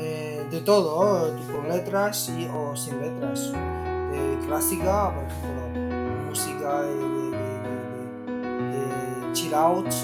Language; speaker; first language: Spanish; non-native, learner; Chinese